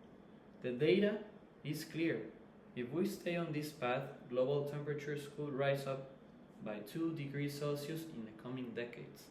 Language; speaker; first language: English; non-native, fluent; Spanish